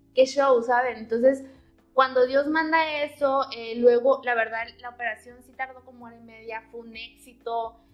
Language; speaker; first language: Spanish; native; Spanish